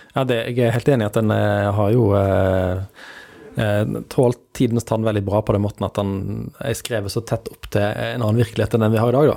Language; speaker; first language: Norwegian; native; Norwegian